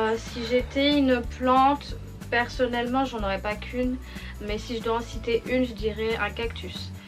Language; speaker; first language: French; native; French